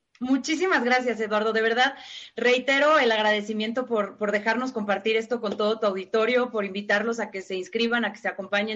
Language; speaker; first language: Spanish; native; Spanish